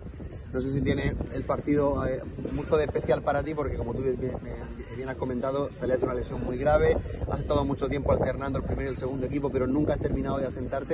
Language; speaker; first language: Spanish; native; Spanish